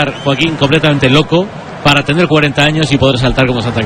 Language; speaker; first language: Spanish; native; Spanish